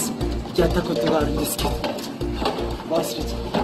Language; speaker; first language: Japanese; non-native, fluent; Korean